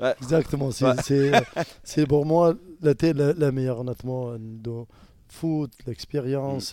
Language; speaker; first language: French; non-native, learner; Arabic